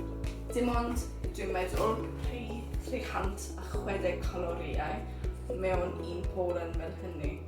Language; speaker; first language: Welsh; non-native, learner; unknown